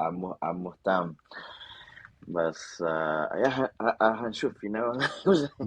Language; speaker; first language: Arabic; non-native, learner; Spanish